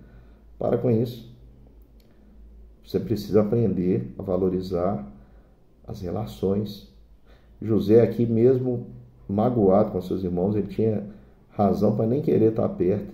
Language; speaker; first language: Portuguese; native; Portuguese